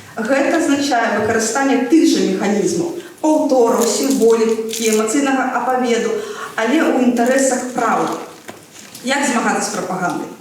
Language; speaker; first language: Belarusian; non-native, local second language; Russian